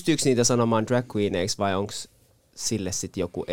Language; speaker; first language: Finnish; native; Finnish